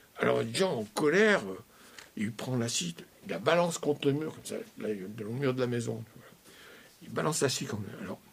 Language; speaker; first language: French; native; French